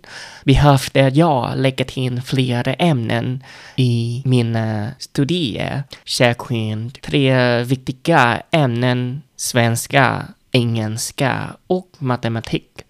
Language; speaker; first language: Swedish; non-native, fluent; Vietnamese